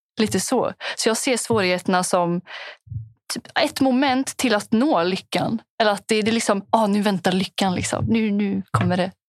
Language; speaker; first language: Swedish; early bilingual, other home language; Punjabi